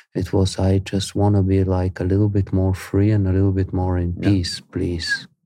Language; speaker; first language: English; non-native, fluent; Spanish